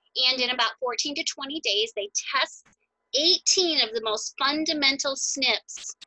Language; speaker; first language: English; native; English